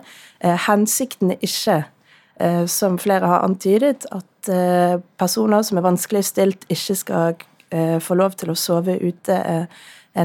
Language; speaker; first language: Norwegian; native; Norwegian